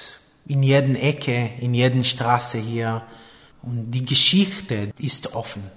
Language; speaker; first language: German; non-native, fluent; Hebrew